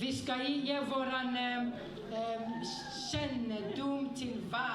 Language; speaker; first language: Swedish; non-native, fluent; French